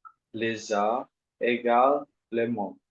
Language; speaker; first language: French; non-native, learner; Portuguese